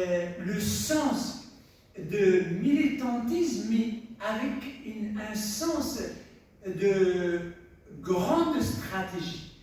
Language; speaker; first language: French; non-native, local second language; Tachelhit